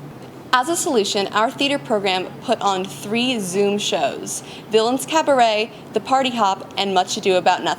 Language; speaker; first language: English; native; English